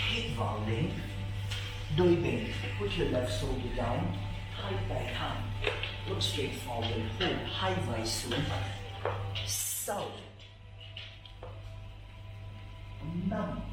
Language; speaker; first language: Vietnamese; non-native, learner; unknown